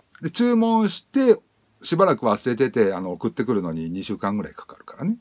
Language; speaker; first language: Japanese; native; Japanese